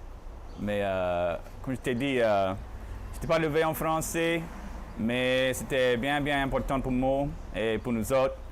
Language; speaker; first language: French; non-native, fluent; English